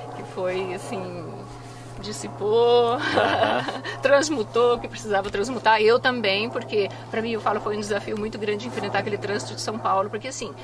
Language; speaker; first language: Portuguese; native; Portuguese